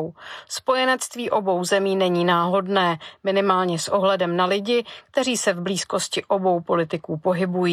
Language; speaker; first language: Czech; native; Czech